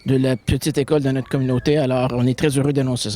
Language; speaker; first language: French; native; French